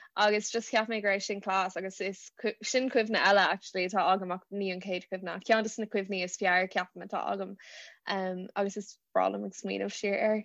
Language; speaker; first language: Irish; non-native, local second language; English